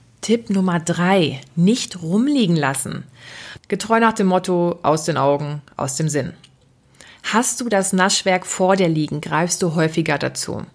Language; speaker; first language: German; native; German